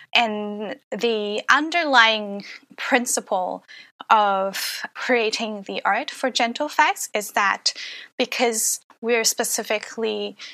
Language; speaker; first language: English; non-native, local second language; Cantonese